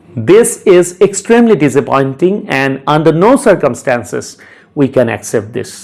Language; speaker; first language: English; non-native, local second language; Bangla